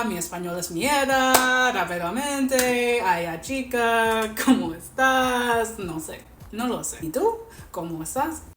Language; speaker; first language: Spanish; non-native, learner; English